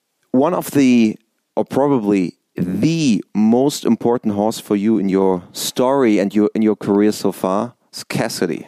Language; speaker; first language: English; non-native, fluent; German